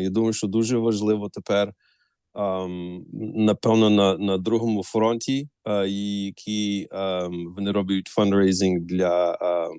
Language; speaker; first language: Ukrainian; early bilingual, heritage; Ukrainian